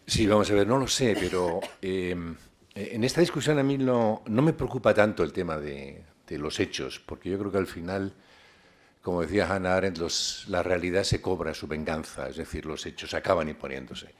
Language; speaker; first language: Spanish; native; Spanish